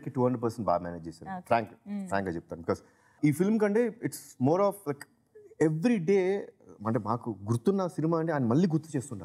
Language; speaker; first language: Telugu; native; Telugu